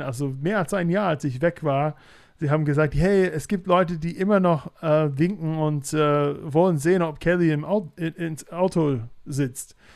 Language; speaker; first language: German; non-native, fluent; English